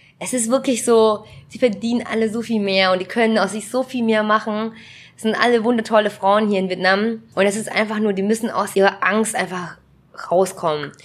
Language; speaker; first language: German; early bilingual, other home language; Vietnamese